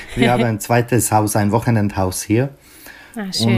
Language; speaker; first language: German; non-native, learner; Czech